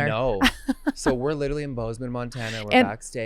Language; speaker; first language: English; native; English